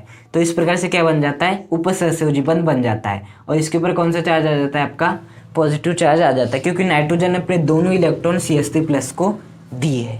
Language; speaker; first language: Hindi; native; Hindi